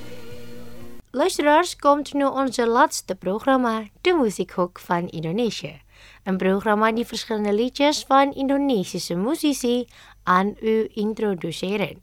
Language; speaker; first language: Dutch; non-native, fluent; Indonesian